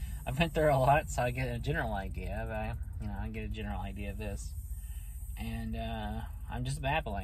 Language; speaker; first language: English; native; English